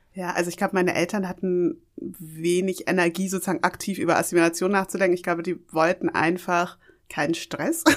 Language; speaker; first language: German; early bilingual, other home language; Yoruba